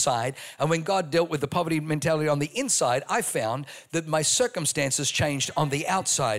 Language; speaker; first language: English; non-native, local second language; German